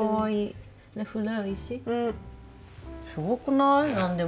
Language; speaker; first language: French; non-native, learner; Japanese